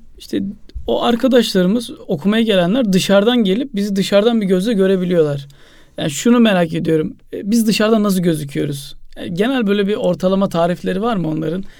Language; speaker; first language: Turkish; native; Turkish